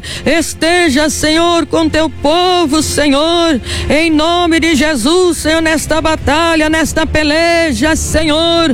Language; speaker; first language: Portuguese; native; Portuguese